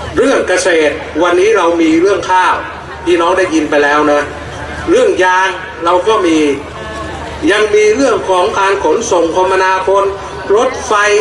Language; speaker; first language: Thai; native; Thai